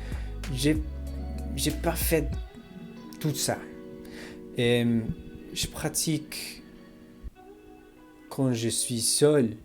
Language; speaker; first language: French; non-native, learner; English